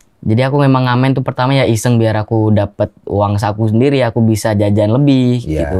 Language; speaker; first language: Indonesian; non-native, local second language; Javanese